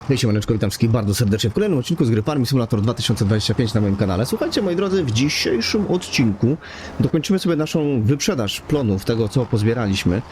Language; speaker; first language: Polish; native; Polish